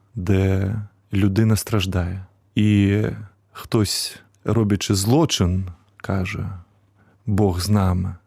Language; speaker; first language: Ukrainian; native; Ukrainian